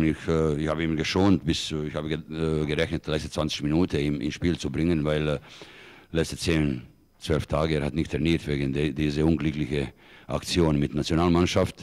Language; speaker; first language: German; non-native, fluent; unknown